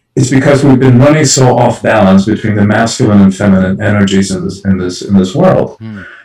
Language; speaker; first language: English; early bilingual, other home language; Spanish